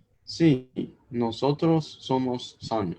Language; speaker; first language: Spanish; non-native, learner; English